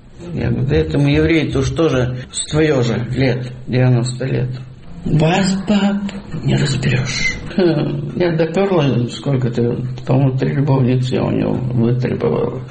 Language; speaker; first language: Russian; native; Russian